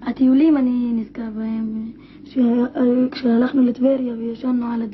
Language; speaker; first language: Hebrew; non-native, local second language; Arabic